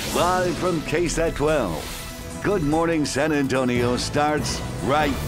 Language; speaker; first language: English; native; English